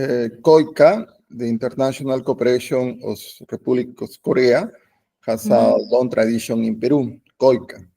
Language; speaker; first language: English; non-native, learner; Spanish